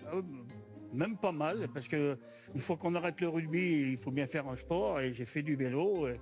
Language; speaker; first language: French; native; French